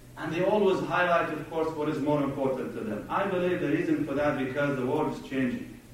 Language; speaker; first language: English; non-native, fluent; Arabic